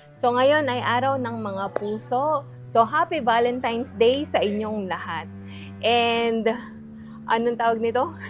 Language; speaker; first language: Filipino; native; Filipino